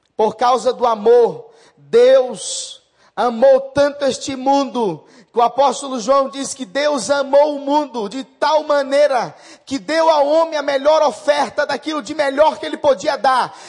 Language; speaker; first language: Portuguese; native; Portuguese